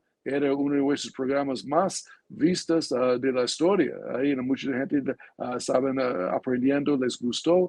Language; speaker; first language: Spanish; non-native, fluent; English